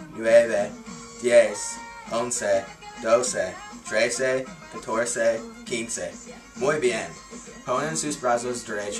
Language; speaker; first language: Spanish; non-native, learner; English